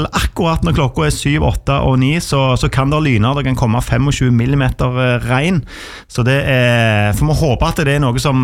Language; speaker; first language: Norwegian; native; Norwegian